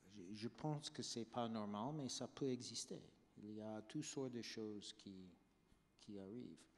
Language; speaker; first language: French; non-native, fluent; English